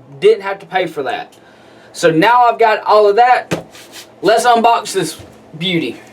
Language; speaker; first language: English; native; English